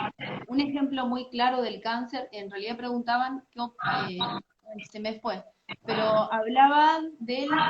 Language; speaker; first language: Spanish; native; Spanish